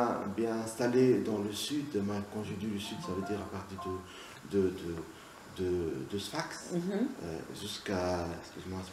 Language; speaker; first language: French; non-native, local second language; Arabic